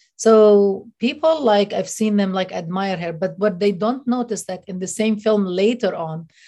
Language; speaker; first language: English; non-native, fluent; Arabic